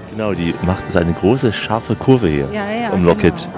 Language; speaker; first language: German; native; German